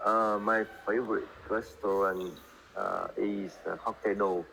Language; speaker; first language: English; non-native, learner; Vietnamese